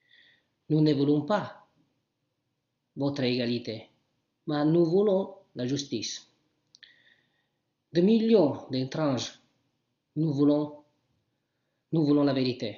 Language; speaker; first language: French; non-native, learner; Italian